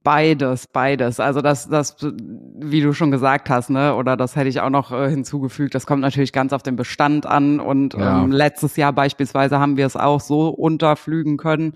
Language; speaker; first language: German; native; German